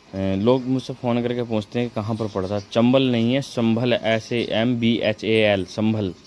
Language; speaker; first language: Hindi; native; Hindi